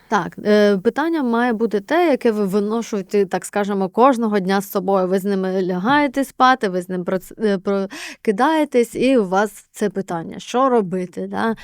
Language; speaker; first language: Ukrainian; native; Ukrainian